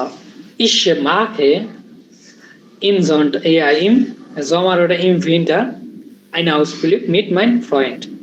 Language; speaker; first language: German; non-native, fluent; Bangla